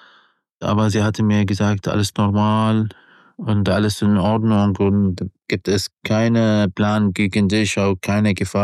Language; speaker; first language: German; non-native, learner; Arabic